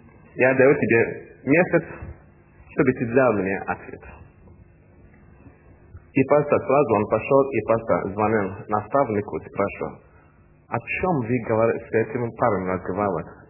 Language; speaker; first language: Russian; non-native, learner; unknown